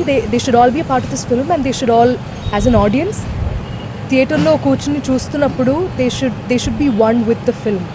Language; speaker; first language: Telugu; non-native, local second language; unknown